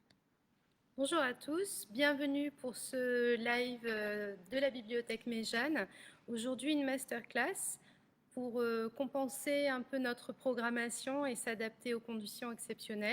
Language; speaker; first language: French; native; French